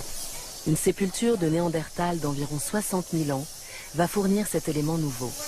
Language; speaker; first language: French; native; French